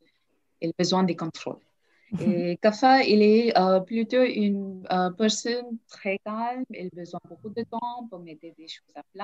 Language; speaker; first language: French; non-native, learner; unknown